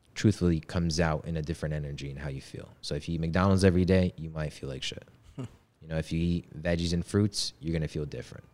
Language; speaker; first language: English; early bilingual, other home language; Polish